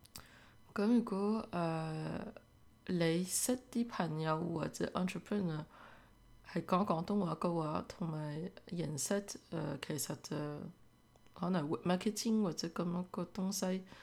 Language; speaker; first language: Cantonese; early bilingual, heritage; Cantonese